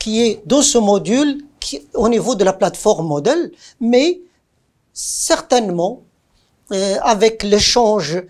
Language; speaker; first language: French; non-native, local second language; Arabic